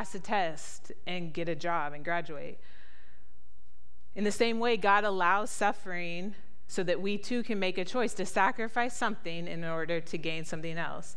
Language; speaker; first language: English; native; English